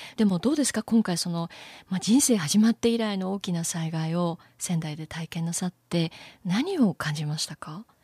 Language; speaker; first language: Japanese; native; Japanese